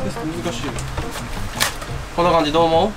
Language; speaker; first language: Japanese; native; Japanese